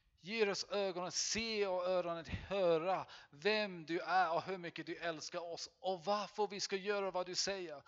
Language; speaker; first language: Swedish; non-native, fluent; English